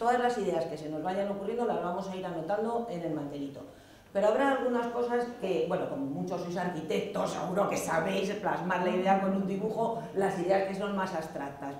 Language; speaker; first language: Spanish; native; Spanish